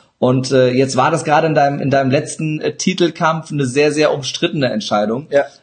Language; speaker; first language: German; early bilingual, other home language; Turkish